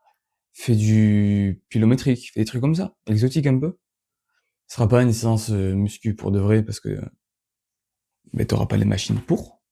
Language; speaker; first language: French; native; French